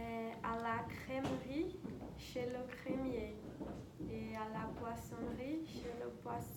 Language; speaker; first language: French; non-native, learner; Portuguese